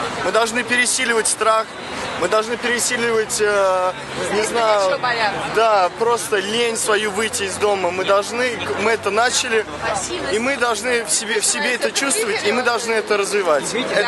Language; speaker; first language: Russian; native; Russian